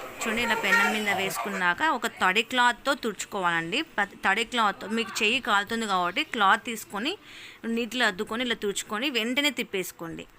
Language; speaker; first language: Telugu; native; Telugu